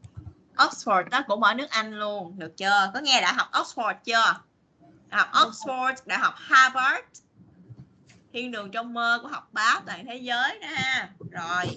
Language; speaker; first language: Vietnamese; native; Vietnamese